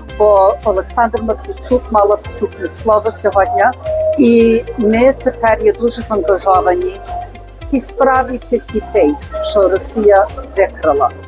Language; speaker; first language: Ukrainian; early bilingual, heritage; Ukrainian